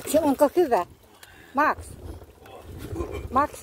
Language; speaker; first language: Finnish; non-native, learner; Russian